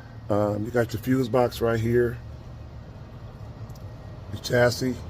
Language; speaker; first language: English; native; English